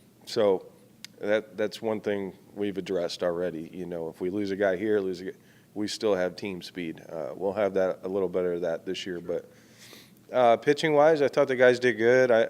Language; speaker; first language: English; native; English